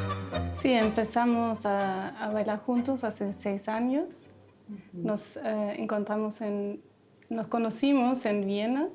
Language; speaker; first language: Spanish; non-native, fluent; German